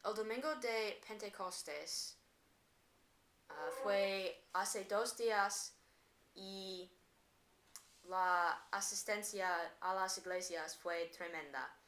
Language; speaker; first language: Spanish; non-native, learner; English